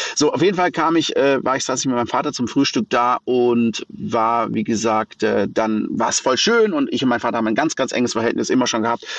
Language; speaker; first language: German; native; German